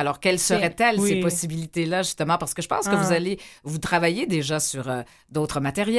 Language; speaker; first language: French; native; French